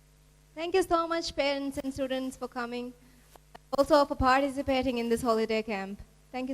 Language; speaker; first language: English; non-native, local second language; Divehi